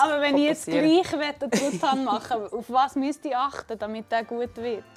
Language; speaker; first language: German; native; German